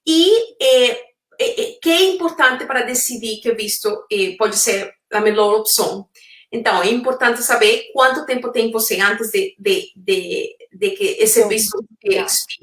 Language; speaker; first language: Portuguese; non-native, fluent; Spanish